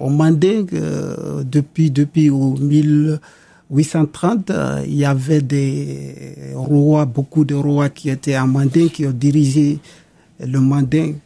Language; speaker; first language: French; non-native, local second language; Bambara